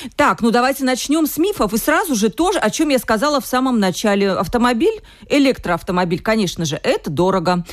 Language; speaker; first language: Russian; native; Russian